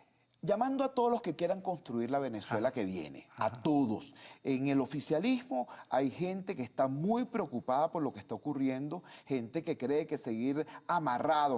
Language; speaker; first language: Spanish; native; Spanish